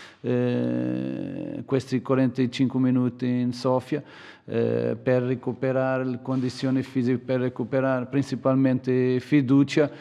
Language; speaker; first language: Italian; non-native, fluent; Portuguese